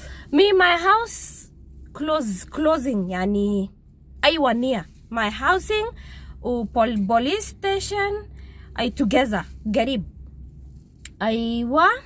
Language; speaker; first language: English; non-native, learner; Arabic